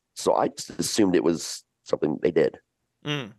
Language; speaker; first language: English; early bilingual, other home language; Italian